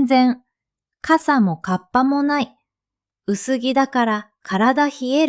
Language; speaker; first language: Japanese; non-native, fluent; Vietnamese